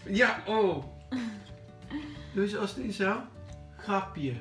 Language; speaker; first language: Dutch; native; Dutch